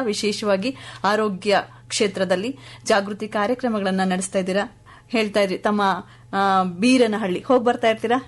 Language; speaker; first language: Kannada; native; Kannada